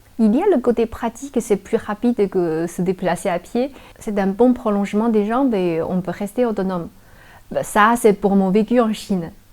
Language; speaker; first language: French; non-native, fluent; Chinese